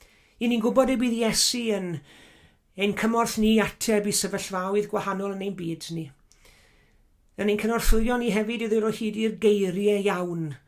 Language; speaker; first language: Welsh; native; Welsh